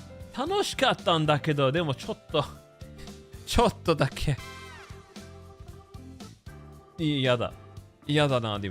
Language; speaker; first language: Japanese; non-native, learner; English